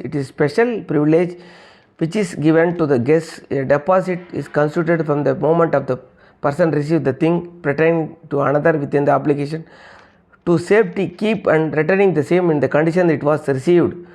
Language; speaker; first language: English; non-native, local second language; Tamil